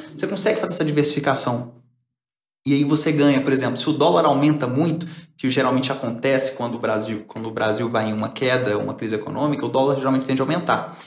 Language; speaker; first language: Portuguese; early bilingual, other home language; Spanish